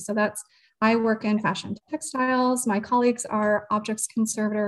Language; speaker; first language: English; native; English